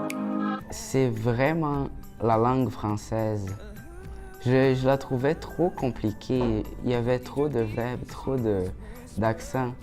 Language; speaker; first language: French; early bilingual, other home language; Portuguese